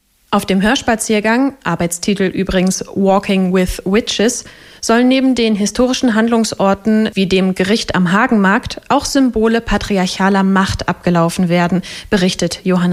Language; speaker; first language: German; native; German